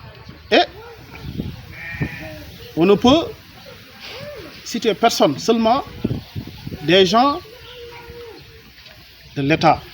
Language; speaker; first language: French; non-native, local second language; Wolof